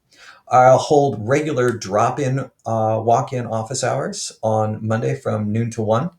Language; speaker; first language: English; native; English